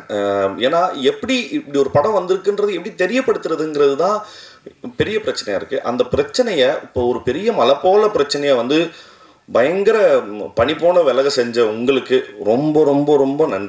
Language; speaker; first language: Tamil; native; Tamil